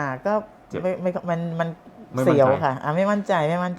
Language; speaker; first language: Thai; native; Thai